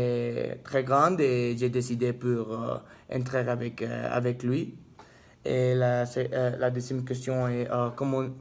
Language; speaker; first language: French; non-native, learner; Spanish